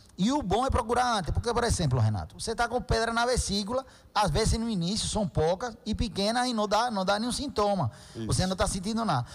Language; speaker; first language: Portuguese; non-native, fluent; Spanish